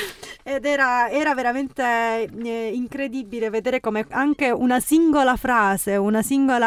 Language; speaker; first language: Italian; native; Italian